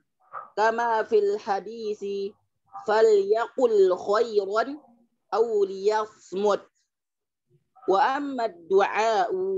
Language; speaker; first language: Arabic; non-native, learner; Indonesian